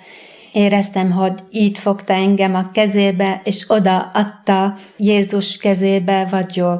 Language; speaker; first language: Hungarian; non-native, fluent; Arabic